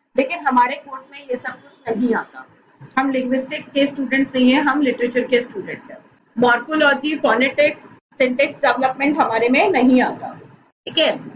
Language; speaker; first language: Hindi; native; Hindi